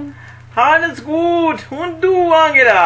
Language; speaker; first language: German; non-native, learner; Portuguese